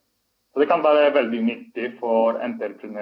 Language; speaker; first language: Swedish; non-native, fluent; Polish